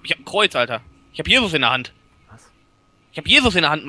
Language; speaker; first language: German; native; German